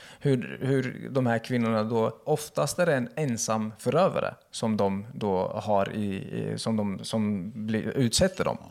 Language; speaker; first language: Swedish; early bilingual, other home language; Kurdish